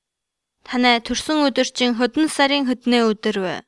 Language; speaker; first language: Mongolian; non-native, learner; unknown